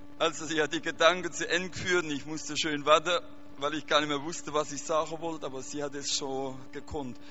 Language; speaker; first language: German; native; German